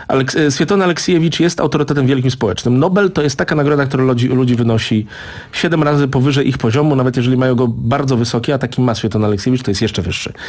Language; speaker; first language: Polish; native; Polish